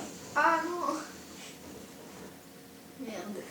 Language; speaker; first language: French; native; French